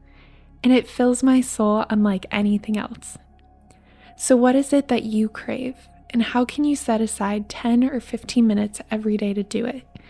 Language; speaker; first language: English; native; English